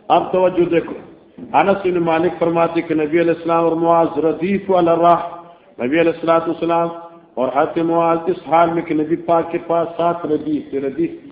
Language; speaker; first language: Urdu; non-native, local second language; Northern Hindko